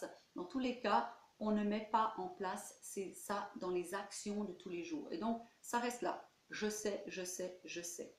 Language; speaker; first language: French; native; French